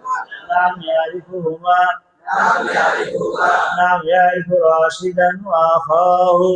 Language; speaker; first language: Arabic; non-native, fluent; Bangla